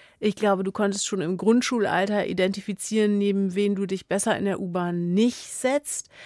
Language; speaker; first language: German; native; German